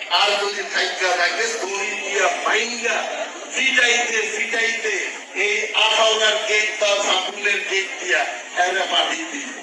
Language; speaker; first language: Bangla; non-native, local second language; Kok Borok